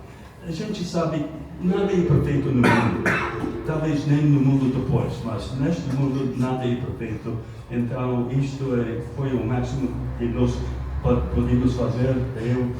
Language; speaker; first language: Portuguese; non-native, fluent; English